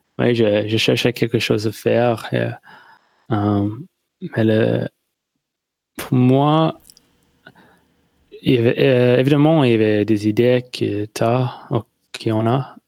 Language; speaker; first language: French; non-native, learner; English